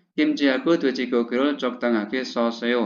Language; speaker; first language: Korean; non-native, fluent; Indonesian